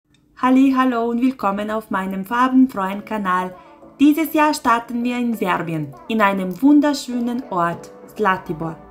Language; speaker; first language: German; non-native, fluent; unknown